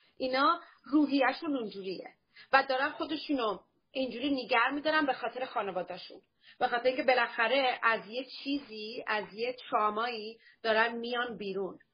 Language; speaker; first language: Persian; early bilingual, heritage; Persian